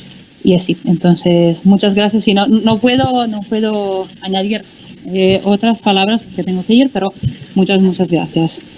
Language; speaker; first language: Spanish; non-native, fluent; Italian